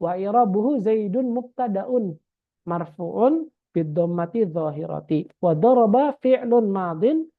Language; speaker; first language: Arabic; non-native, fluent; Indonesian